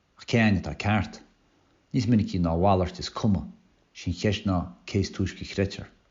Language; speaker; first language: Irish; native; Irish